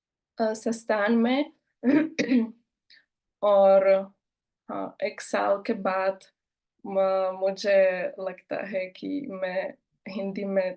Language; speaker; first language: Hindi; non-native, learner; Slovak